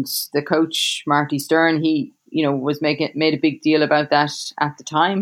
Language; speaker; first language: English; native; English